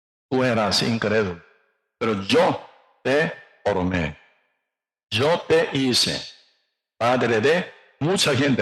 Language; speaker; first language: Spanish; non-native, learner; Korean